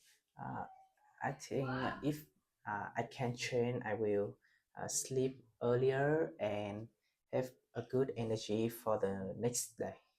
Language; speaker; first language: English; non-native, learner; Vietnamese